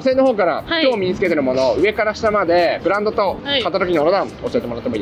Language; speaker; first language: Japanese; native; Japanese